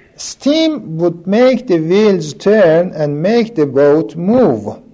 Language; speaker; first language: English; non-native, fluent; Persian